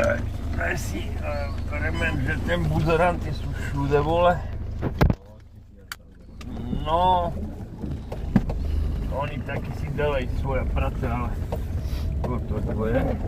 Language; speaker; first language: Czech; non-native, learner; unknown